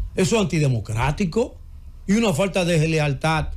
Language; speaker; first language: Spanish; native; Spanish